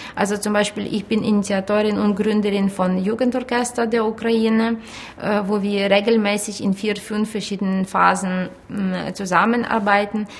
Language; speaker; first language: German; non-native, fluent; Ukrainian